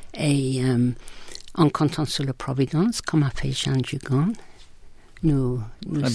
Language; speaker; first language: French; non-native, fluent; English